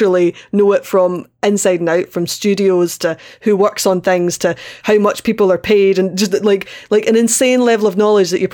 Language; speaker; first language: English; native; English